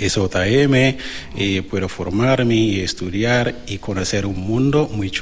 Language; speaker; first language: Spanish; non-native, learner; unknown